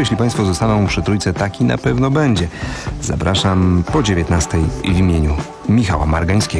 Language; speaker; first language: Polish; native; Polish